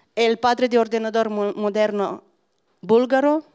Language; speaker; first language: Spanish; non-native, fluent; Bulgarian